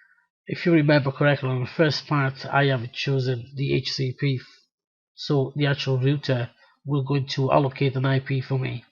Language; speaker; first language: English; non-native, fluent; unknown